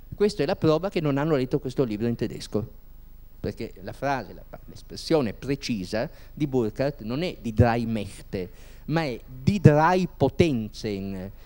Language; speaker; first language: Italian; native; Italian